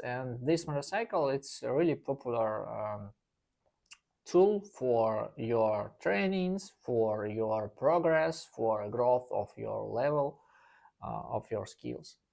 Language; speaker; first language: English; non-native, learner; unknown